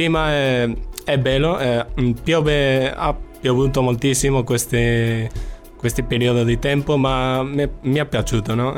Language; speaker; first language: Italian; non-native, fluent; Spanish